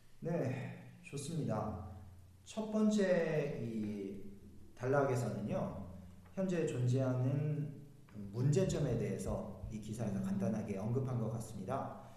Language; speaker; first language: Korean; native; Korean